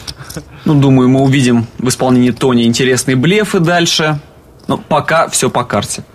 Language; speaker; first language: Russian; native; Russian